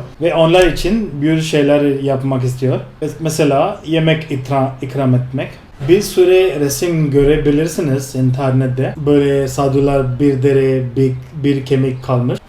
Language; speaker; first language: Turkish; non-native, fluent; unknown